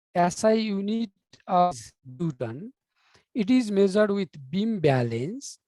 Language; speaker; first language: English; non-native, local second language; Nepali